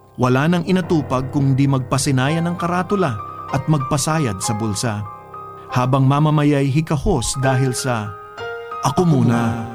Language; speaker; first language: Filipino; non-native, local second language; Bikol